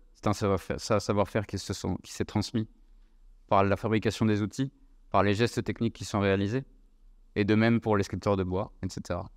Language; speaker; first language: French; native; French